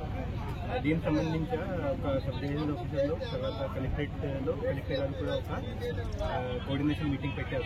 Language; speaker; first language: Telugu; non-native, fluent; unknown